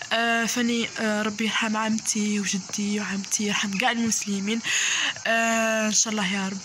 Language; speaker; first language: Arabic; early bilingual, heritage; Arabic